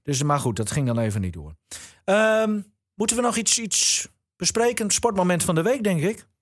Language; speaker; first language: Dutch; native; Dutch